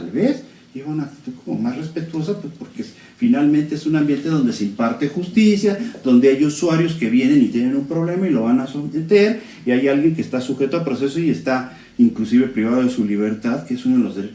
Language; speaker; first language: Spanish; native; Spanish